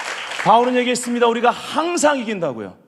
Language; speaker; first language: Korean; native; Korean